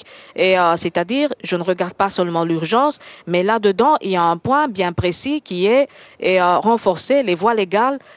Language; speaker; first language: French; native; French